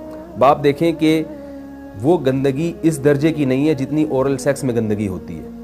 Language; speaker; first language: Urdu; native; Urdu